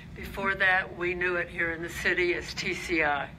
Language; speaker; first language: English; native; English